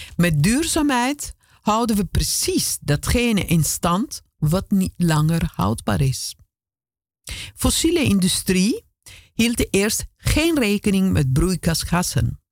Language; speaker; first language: Dutch; non-native, fluent; Italian